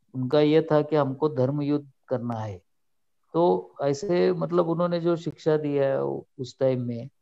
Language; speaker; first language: Hindi; non-native, local second language; Marathi